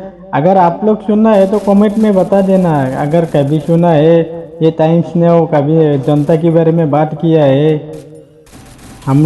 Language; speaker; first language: Hindi; non-native, local second language; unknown